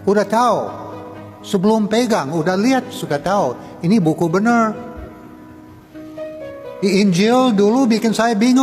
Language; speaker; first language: Indonesian; non-native, fluent; English